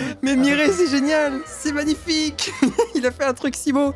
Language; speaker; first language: French; native; French